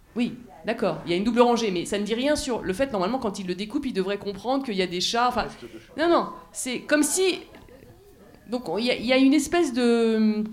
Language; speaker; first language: French; native; French